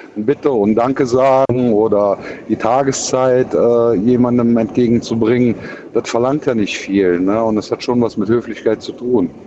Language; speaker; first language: German; native; German